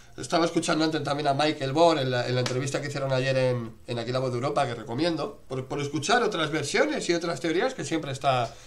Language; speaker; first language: Spanish; native; Spanish